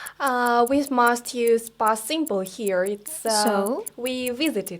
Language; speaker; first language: English; non-native, fluent; Vietnamese